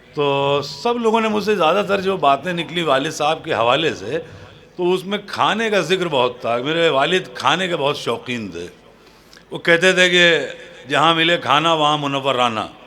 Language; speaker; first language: Urdu; native; Urdu